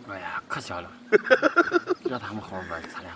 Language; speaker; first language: Chinese; native; Chinese